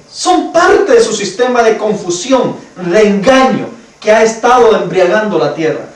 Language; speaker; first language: Spanish; native; Spanish